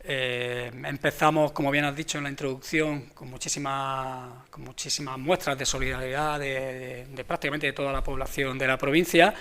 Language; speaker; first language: Spanish; native; Spanish